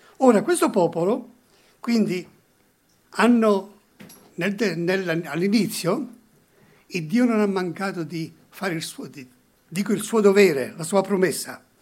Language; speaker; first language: Italian; early bilingual, heritage; Italian